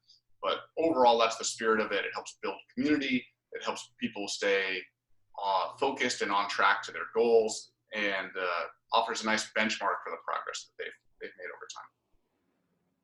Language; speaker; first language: English; native; English